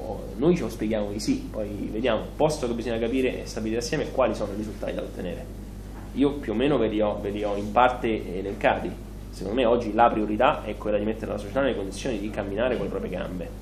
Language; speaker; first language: Italian; native; Italian